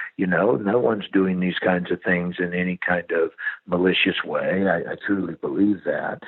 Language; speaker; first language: English; native; English